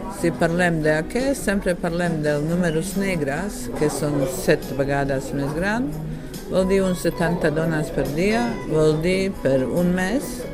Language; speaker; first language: Catalan; non-native, learner; Bosnian